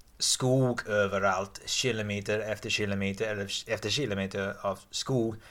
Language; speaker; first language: Swedish; non-native, fluent; English